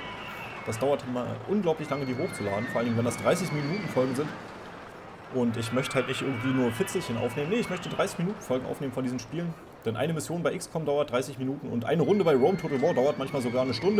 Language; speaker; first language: German; native; German